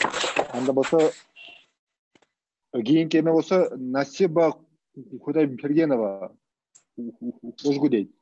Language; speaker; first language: Kyrgyz; non-native, local second language; Russian